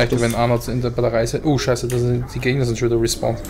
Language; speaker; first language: German; native; German